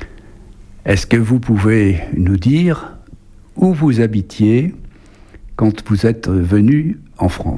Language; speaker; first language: French; native; French